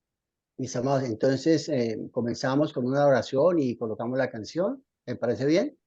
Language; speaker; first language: Spanish; native; Spanish